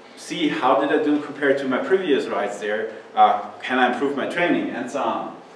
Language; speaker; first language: English; non-native, fluent; German